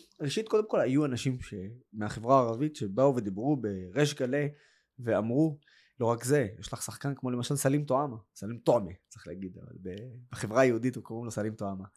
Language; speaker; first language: Hebrew; non-native, local second language; Arabic